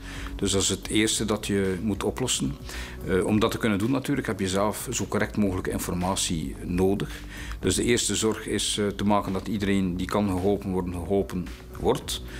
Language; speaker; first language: Dutch; native; Dutch